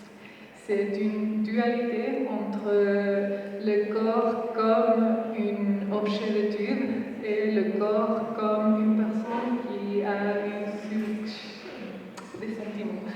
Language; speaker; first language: French; non-native, fluent; Spanish